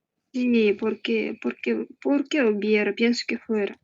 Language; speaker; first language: Spanish; non-native, learner; Russian